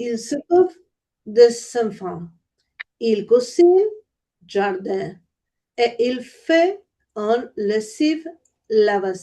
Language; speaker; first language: French; non-native, learner; Spanish